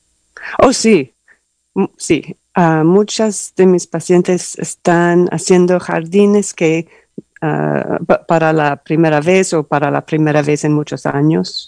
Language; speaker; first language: Spanish; non-native, learner; English